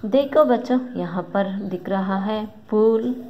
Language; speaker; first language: Hindi; non-native, local second language; Kannada